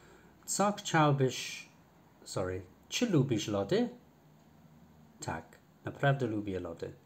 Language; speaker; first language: Polish; non-native, learner; English